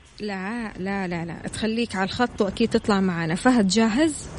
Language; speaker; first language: Arabic; native; Arabic